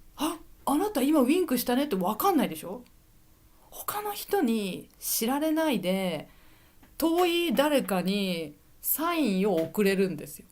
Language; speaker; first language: Japanese; native; Japanese